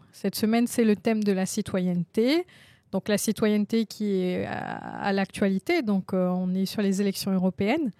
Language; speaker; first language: French; native; French